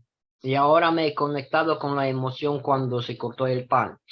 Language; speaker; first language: Spanish; non-native, fluent; Romanian